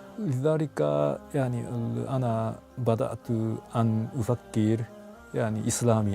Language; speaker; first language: Arabic; non-native, fluent; Japanese